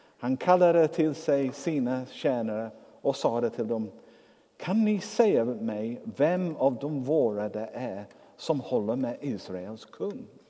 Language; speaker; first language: Swedish; non-native, fluent; English